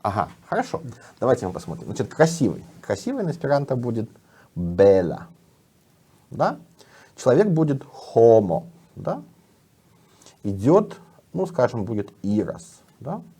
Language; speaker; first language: Russian; native; Russian